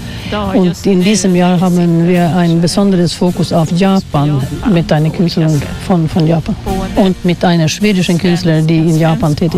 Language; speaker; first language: German; non-native, fluent; Swedish